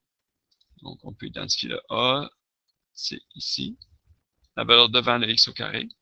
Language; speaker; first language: French; native; French